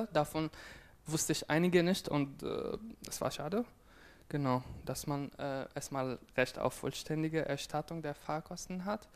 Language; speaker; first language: German; non-native, fluent; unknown